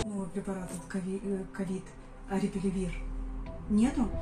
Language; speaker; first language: Russian; native; Russian